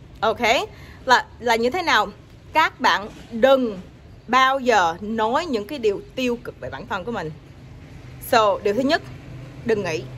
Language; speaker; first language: Vietnamese; early bilingual, heritage; Vietnamese